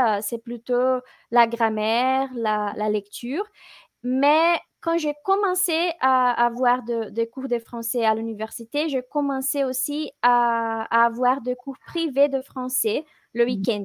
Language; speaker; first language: French; non-native, fluent; Portuguese